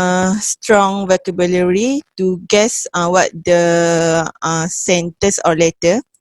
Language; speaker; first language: English; non-native, fluent; Malay